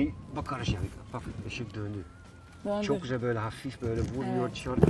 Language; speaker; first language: Turkish; non-native, fluent; Dutch